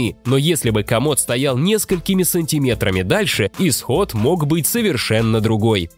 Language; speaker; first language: Russian; native; Russian